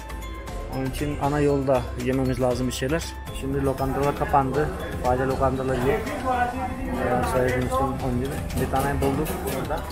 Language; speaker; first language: Turkish; non-native, fluent; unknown